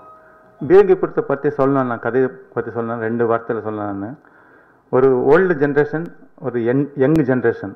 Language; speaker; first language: Tamil; non-native, learner; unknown